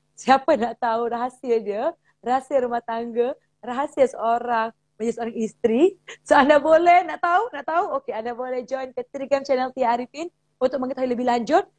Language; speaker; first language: Malay; native; Malay